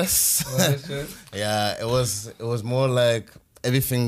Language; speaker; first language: English; native; English